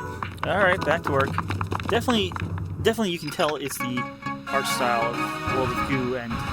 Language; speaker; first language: English; native; English